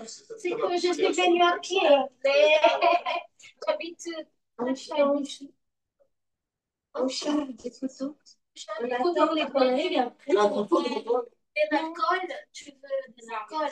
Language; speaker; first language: French; non-native, learner; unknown